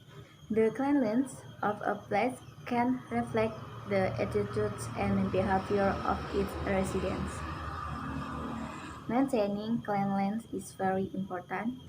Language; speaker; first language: English; non-native, learner; Indonesian